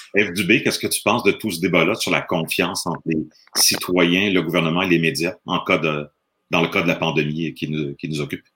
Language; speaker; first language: French; native; French